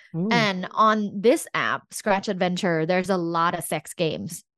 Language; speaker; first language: English; non-native, fluent; Thai